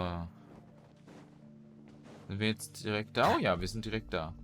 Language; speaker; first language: German; native; German